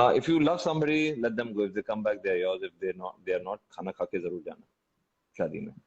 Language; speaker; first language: Hindi; native; Hindi